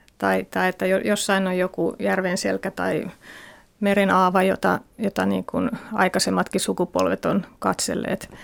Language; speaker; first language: Finnish; native; Finnish